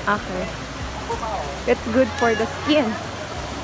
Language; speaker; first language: English; non-native, local second language; Filipino